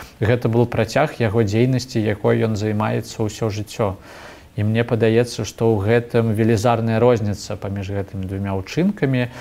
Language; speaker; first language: Belarusian; non-native, local second language; Russian